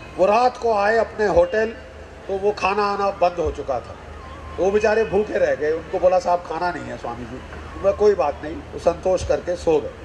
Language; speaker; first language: Hindi; native; Hindi